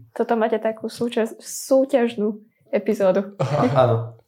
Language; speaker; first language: Slovak; non-native, local second language; Hungarian